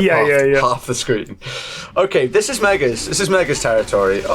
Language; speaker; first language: English; native; English